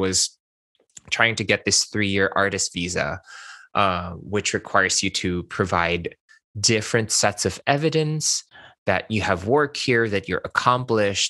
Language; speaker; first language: English; non-native, local second language; Min Nan Chinese